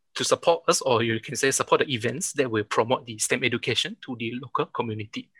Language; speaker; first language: English; non-native, local second language; Chinese